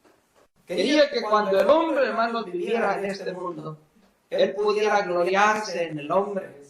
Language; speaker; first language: Spanish; native; Spanish